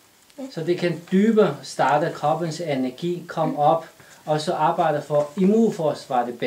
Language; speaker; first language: Danish; non-native, learner; Chinese